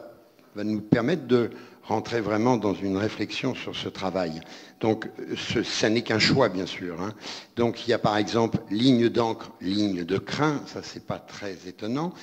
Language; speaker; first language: French; native; French